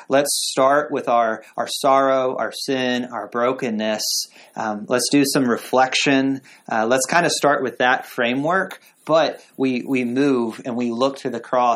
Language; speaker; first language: English; native; English